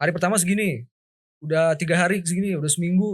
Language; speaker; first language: Indonesian; native; Indonesian